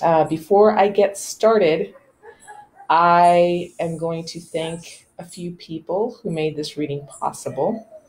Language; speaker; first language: English; non-native, local second language; Spanish